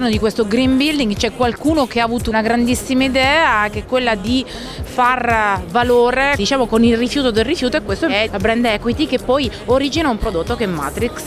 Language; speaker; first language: Italian; native; Italian